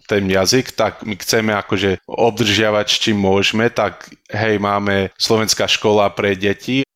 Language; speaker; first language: Slovak; early bilingual, heritage; Slovak